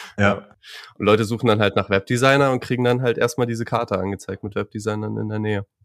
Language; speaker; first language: German; native; German